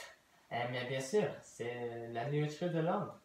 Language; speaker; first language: French; non-native, learner; English